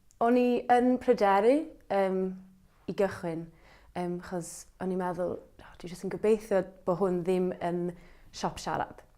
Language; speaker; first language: Welsh; native; Welsh